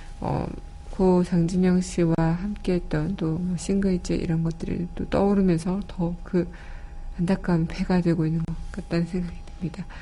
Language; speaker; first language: Korean; native; Korean